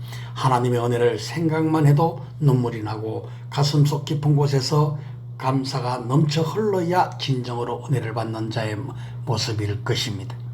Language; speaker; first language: Korean; native; Korean